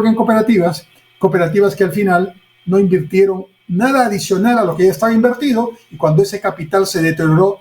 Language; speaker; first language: Spanish; native; Spanish